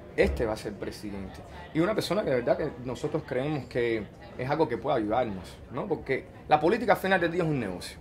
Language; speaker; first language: Spanish; early bilingual, heritage; Spanish